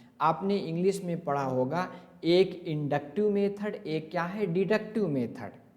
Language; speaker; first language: Urdu; native; Urdu